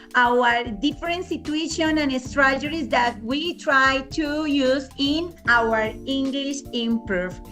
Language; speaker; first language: English; non-native, fluent; Spanish